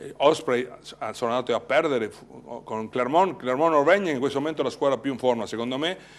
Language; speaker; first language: Italian; native; Italian